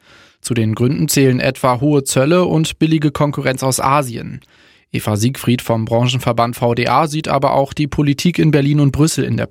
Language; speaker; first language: German; native; German